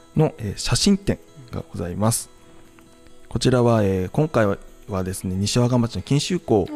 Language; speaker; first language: Japanese; native; Japanese